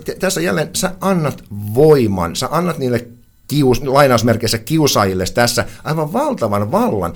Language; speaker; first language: Finnish; native; Finnish